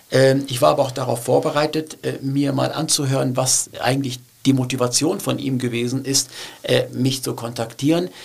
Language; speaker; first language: German; early bilingual, other home language; Turkish